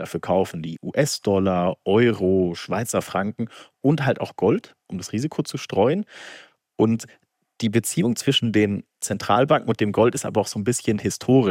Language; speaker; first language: German; native; German